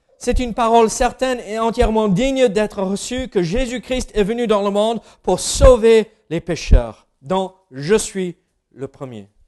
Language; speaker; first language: French; non-native, fluent; English